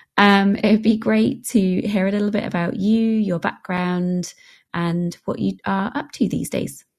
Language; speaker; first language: English; native; English